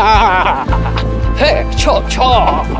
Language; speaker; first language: Korean; native; Korean